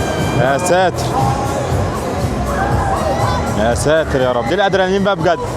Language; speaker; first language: Arabic; native; Arabic